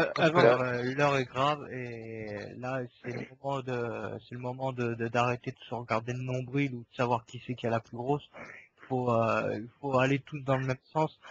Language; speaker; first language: French; native; French